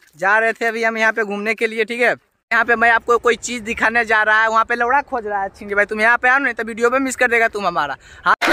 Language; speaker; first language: Hindi; native; Hindi